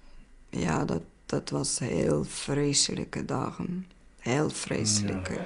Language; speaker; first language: Dutch; non-native, learner; Azerbaijani